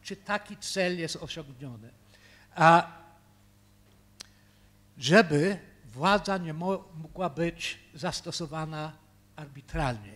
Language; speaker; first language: Polish; early bilingual, heritage; Polish